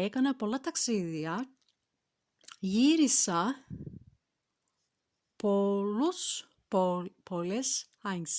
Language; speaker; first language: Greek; non-native, fluent; Turkish